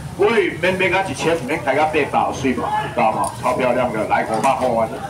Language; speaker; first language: Chinese; native; Chinese